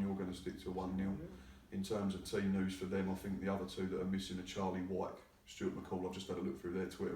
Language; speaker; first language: English; native; English